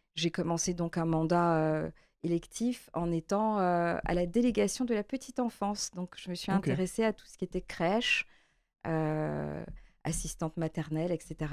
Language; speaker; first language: French; native; French